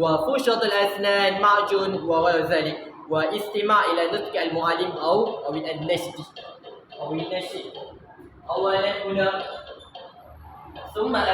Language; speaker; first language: Arabic; non-native, learner; Malay